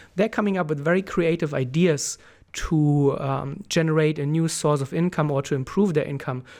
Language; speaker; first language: English; non-native, fluent; German